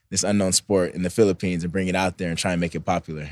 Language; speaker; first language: English; native; English